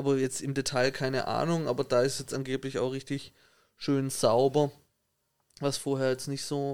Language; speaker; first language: German; native; German